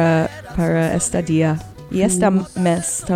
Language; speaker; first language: Spanish; non-native, learner; English